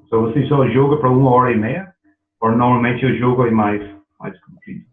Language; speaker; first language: Portuguese; non-native, learner; English